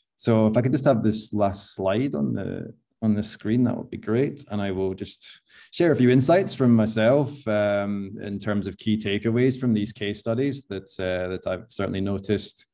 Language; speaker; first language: English; native; English